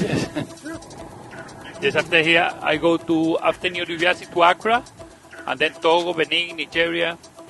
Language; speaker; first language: English; non-native, learner; Spanish